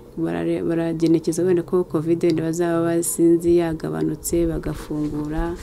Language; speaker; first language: Kinyarwanda; native; Kinyarwanda